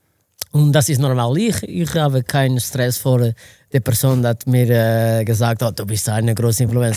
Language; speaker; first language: German; non-native, learner; Portuguese